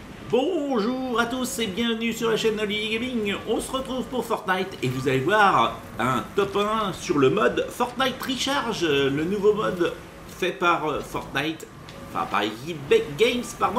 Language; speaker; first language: French; native; French